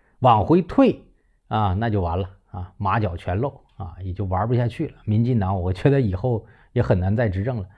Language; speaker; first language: Chinese; native; Chinese